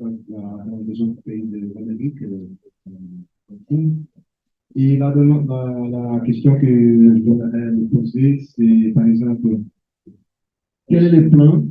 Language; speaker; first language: French; non-native, fluent; Portuguese